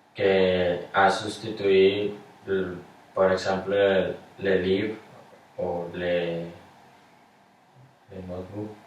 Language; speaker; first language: French; non-native, learner; Spanish